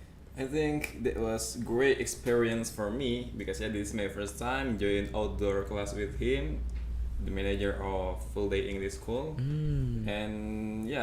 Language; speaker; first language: English; non-native, fluent; Indonesian